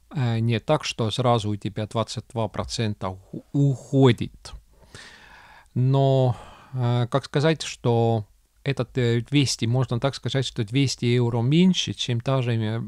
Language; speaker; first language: Russian; non-native, local second language; Estonian